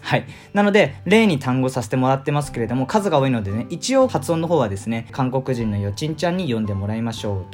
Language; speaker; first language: Japanese; native; Japanese